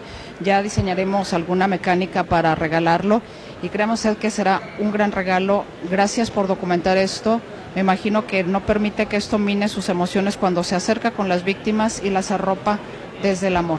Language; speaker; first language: Spanish; native; Spanish